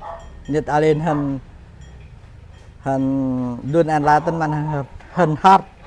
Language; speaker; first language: Dutch; non-native, fluent; Indonesian